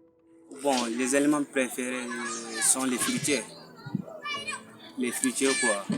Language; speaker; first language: French; non-native, learner; Mandingo